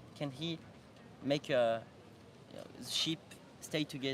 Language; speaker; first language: English; non-native, learner; French